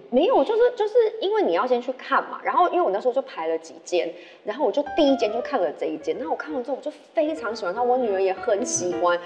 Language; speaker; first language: Chinese; native; Chinese